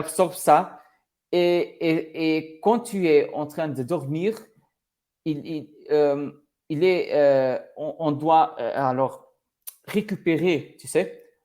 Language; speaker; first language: French; non-native, learner; Portuguese